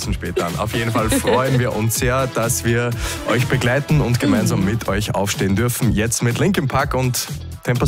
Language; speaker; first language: German; native; German